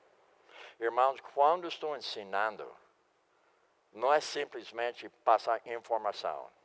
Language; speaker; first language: Portuguese; non-native, fluent; English